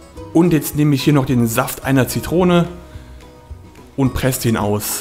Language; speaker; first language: German; native; German